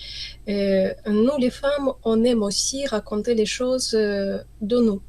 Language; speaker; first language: French; non-native, fluent; Ukrainian